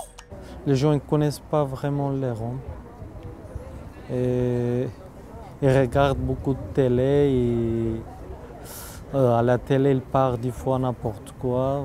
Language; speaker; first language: French; non-native, fluent; Bulgarian